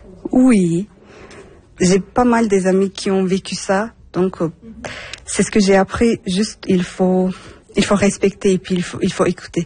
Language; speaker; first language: French; non-native, fluent; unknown